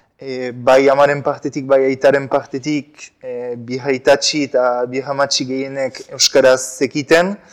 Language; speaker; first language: Basque; non-native, local second language; French